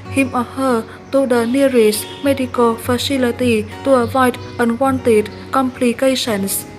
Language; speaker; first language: English; non-native, fluent; Vietnamese